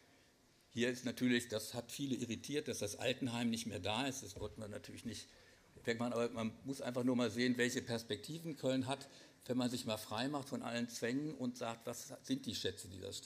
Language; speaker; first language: German; native; German